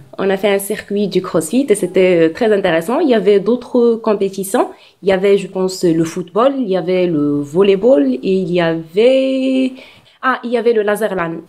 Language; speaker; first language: French; non-native, local second language; Arabic